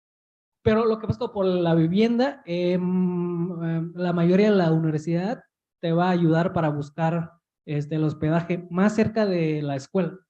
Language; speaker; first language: Spanish; early bilingual, heritage; Spanish